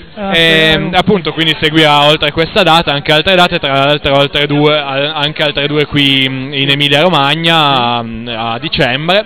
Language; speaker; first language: Italian; native; Italian